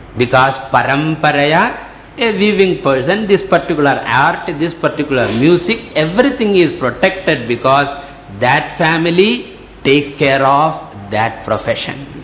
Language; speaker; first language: English; non-native, local second language; Tamil